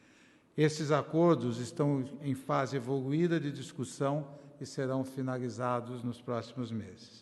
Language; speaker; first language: Portuguese; native; Portuguese